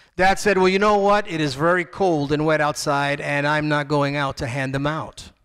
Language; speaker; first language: English; native; English